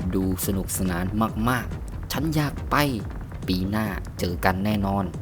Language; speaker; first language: Thai; native; Thai